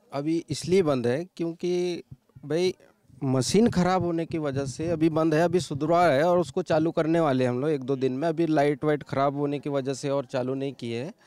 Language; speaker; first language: Hindi; native; Hindi